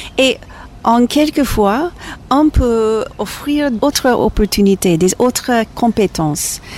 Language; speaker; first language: French; non-native, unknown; English